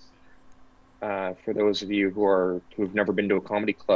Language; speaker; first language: English; native; English